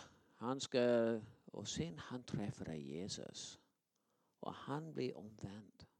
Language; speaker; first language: Swedish; non-native, fluent; English